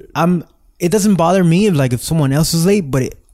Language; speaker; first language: English; native; English